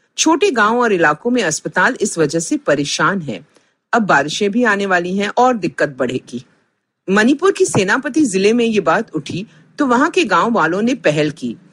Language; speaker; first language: Hindi; non-native, local second language; Punjabi